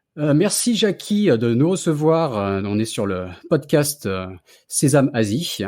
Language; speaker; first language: French; native; French